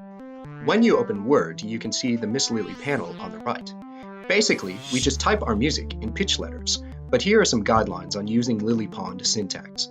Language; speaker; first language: English; native; English